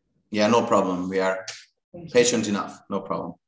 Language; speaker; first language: English; non-native, fluent; Hungarian